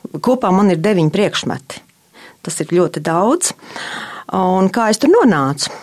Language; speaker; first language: Latvian; native; Latvian